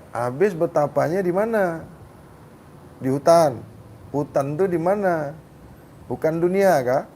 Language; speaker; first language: Malay; native; Malay